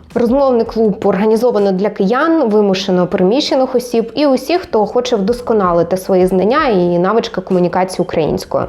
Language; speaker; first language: Ukrainian; non-native, local second language; Russian